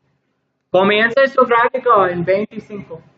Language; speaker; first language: Spanish; non-native, learner; English